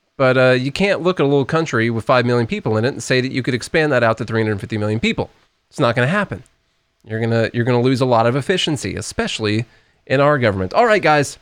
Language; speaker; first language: English; native; English